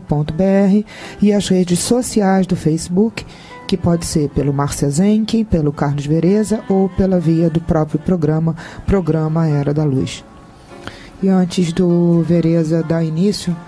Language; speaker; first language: Portuguese; native; Portuguese